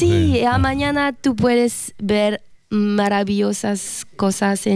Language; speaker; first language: Spanish; non-native, learner; French